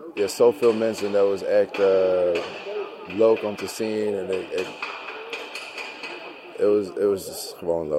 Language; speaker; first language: Dutch; non-native, learner; English